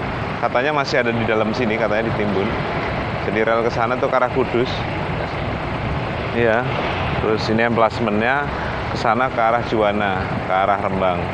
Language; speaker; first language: Indonesian; native; Indonesian